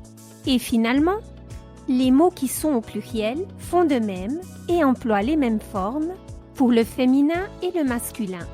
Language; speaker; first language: French; non-native, fluent; Spanish